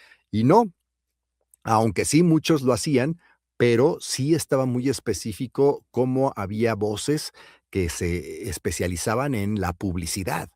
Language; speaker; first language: Spanish; native; Spanish